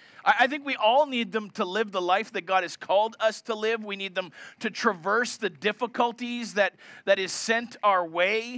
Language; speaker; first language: English; native; English